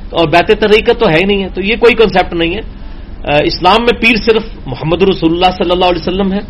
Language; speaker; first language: Urdu; non-native, local second language; Punjabi